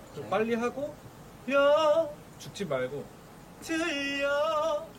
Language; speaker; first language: Korean; native; Korean